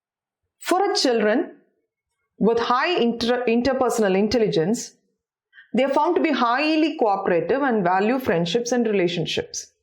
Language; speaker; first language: English; non-native, local second language; Tamil